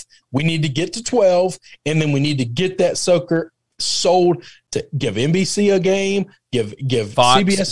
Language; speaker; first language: English; native; English